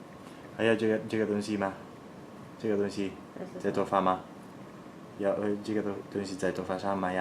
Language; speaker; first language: Chinese; non-native, fluent; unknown